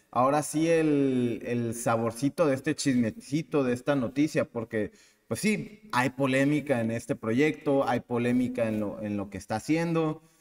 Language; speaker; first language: Spanish; native; Spanish